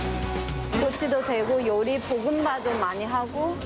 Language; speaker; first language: Korean; non-native, learner; Chinese